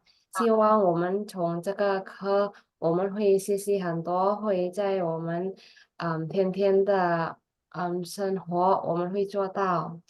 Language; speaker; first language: Chinese; non-native, learner; Indonesian